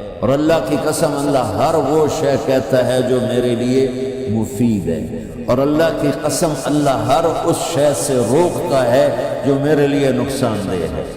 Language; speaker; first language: Urdu; non-native, local second language; Punjabi